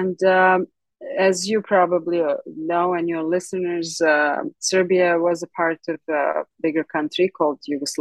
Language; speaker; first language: English; non-native, fluent; Serbian